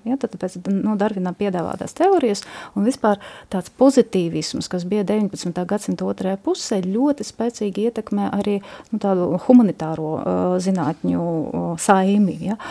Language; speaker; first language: Latvian; non-native, local second language; Russian